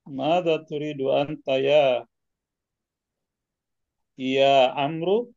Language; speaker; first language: Arabic; non-native, learner; Indonesian